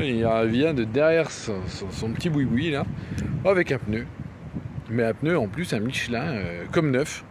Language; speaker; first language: French; native; French